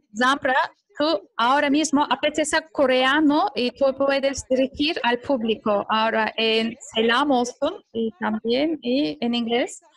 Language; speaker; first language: Spanish; non-native, fluent; Turkish